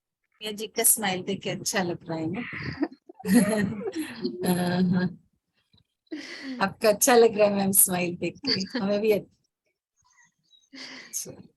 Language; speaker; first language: Hindi; native; Hindi